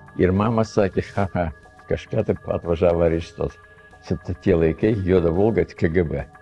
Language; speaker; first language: Lithuanian; non-native, fluent; Russian